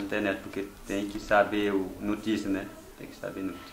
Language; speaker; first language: Portuguese; non-native, local second language; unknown